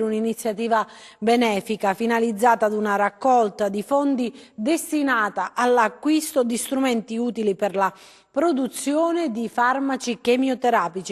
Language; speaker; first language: Italian; native; Italian